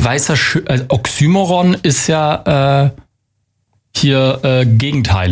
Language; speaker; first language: German; native; German